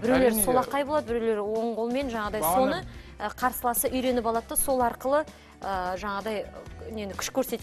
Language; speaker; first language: Kazakh; native; Kazakh